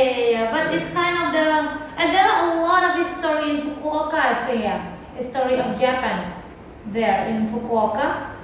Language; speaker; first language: English; non-native, learner; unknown